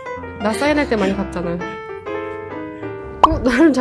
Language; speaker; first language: Korean; native; Korean